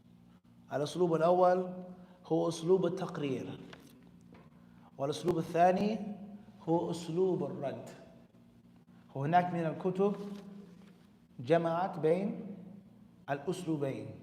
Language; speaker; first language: Arabic; non-native, fluent; English